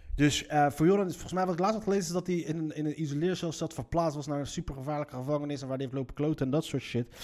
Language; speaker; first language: Dutch; early bilingual, other home language; Riffian